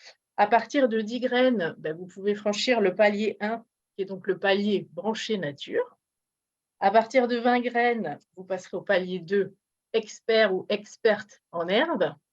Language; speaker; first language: French; native; French